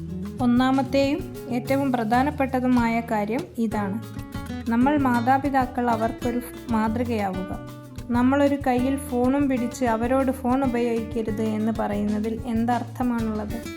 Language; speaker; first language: Malayalam; native; Malayalam